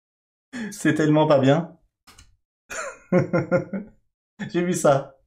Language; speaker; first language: French; native; French